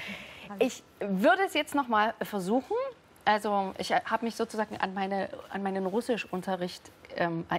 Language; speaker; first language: German; native; German